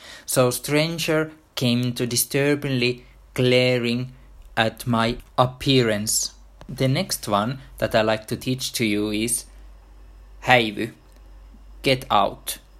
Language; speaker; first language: English; non-native, fluent; Finnish